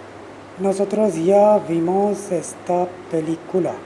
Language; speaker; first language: Spanish; non-native, learner; Urdu